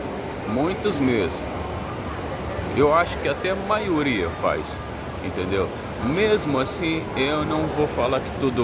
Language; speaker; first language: Portuguese; non-native, fluent; Arabic